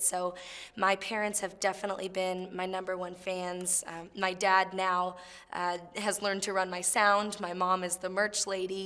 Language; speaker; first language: English; native; English